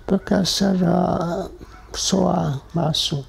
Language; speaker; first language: Hebrew; non-native, fluent; Hungarian